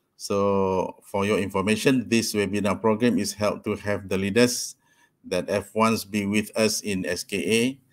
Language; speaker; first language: English; non-native, local second language; Malay